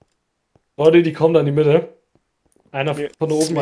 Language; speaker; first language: German; native; German